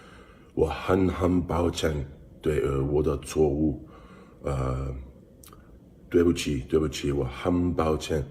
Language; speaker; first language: Chinese; non-native, learner; English